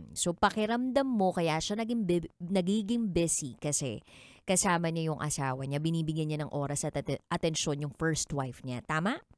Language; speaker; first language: Filipino; native; Filipino